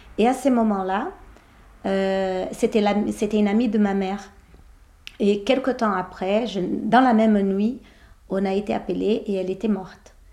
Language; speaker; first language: French; non-native, fluent; Portuguese